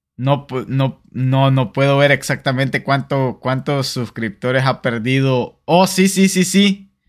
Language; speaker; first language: Spanish; native; Spanish